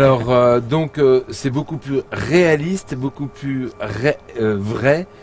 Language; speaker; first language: French; native; French